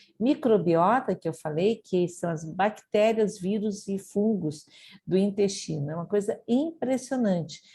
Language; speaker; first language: Portuguese; early bilingual, other home language; Japanese